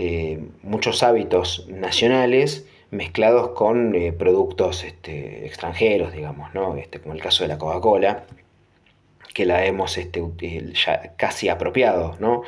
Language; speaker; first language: Spanish; native; Spanish